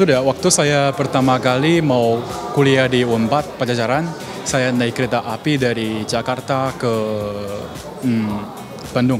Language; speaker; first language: Indonesian; non-native, local second language; Chinese